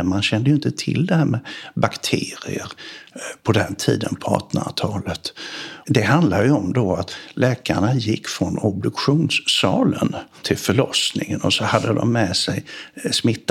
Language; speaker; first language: Swedish; native; Swedish